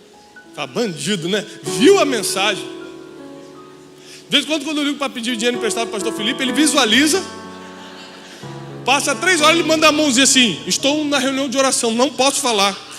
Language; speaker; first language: Portuguese; native; Portuguese